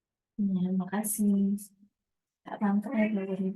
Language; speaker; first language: Indonesian; native; Indonesian